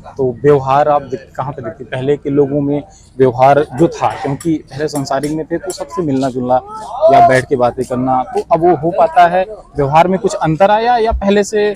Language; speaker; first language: Hindi; native; Hindi